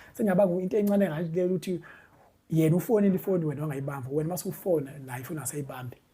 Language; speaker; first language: Zulu; native; Zulu